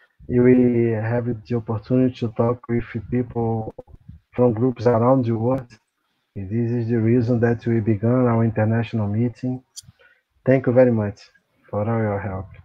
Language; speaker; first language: English; non-native, learner; Portuguese